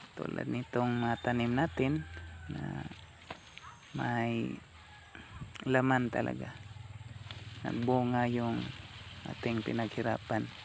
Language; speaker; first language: Filipino; non-native, local second language; Cebuano